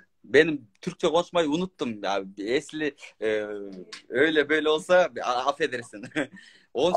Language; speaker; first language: Turkish; non-native, learner; Kyrgyz